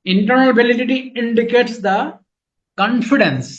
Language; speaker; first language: English; non-native, local second language; Bangla